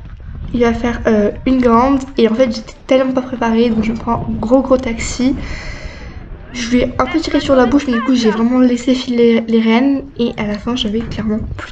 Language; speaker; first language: French; native; French